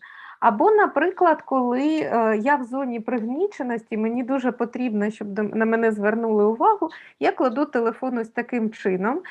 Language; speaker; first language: Ukrainian; native; Ukrainian